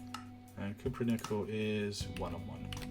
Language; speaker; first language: English; native; English